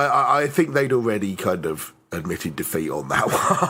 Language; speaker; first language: English; native; English